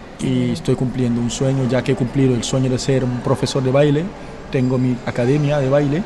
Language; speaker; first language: Spanish; non-native, fluent; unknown